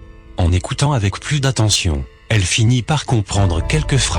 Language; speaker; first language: French; native; French